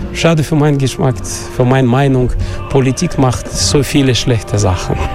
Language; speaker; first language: German; non-native, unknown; Russian